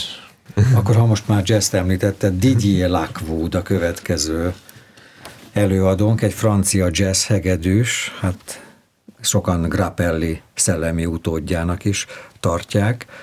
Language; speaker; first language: Hungarian; native; Hungarian